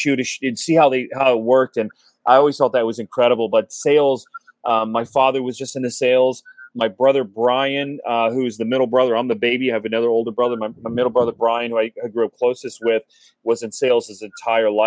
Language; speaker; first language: English; native; English